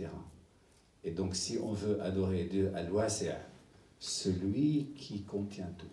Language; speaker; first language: French; non-native, fluent; Arabic